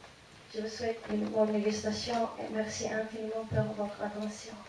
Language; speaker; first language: French; non-native, fluent; Japanese